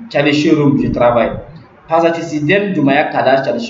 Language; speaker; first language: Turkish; non-native, learner; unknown